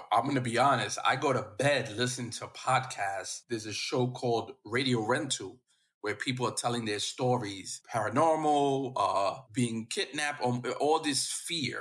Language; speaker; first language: English; native; English